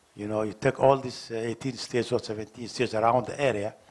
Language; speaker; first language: English; non-native, learner; Somali